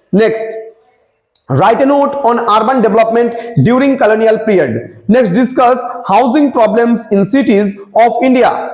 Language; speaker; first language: English; non-native, local second language; Bangla